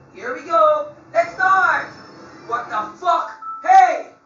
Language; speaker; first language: English; non-native, local second language; Filipino